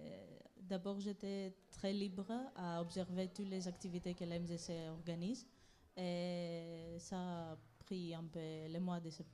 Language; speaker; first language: French; non-native, fluent; Greek